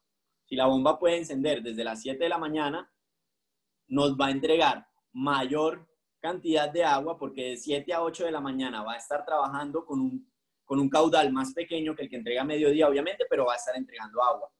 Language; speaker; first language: Spanish; native; Spanish